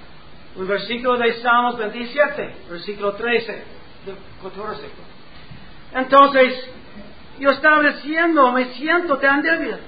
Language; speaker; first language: Spanish; non-native, learner; English